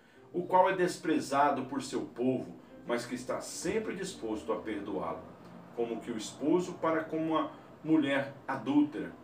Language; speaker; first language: Portuguese; native; Portuguese